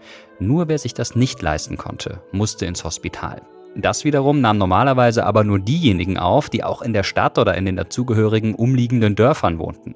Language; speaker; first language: German; native; German